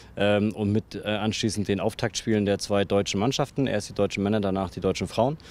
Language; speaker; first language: German; native; German